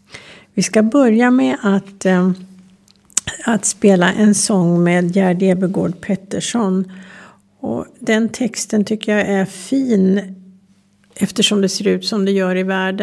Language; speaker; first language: Swedish; native; Swedish